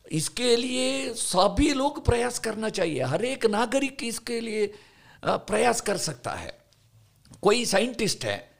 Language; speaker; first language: Hindi; non-native, local second language; Kannada